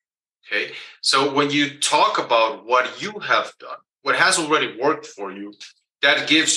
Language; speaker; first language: English; non-native, fluent; Spanish